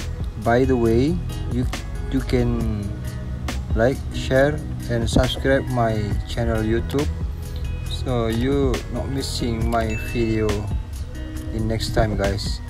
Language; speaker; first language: English; non-native, learner; Indonesian